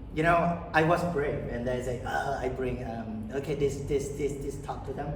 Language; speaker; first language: English; non-native, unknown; Khmer